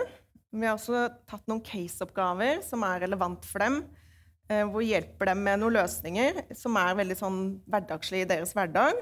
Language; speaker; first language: Norwegian; native; Norwegian